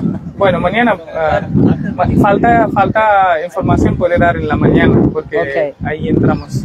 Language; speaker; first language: Spanish; non-native, learner; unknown